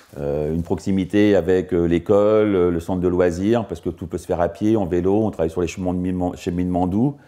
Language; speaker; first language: French; native; French